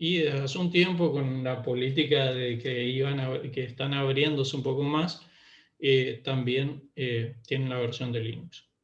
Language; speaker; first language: Spanish; native; Spanish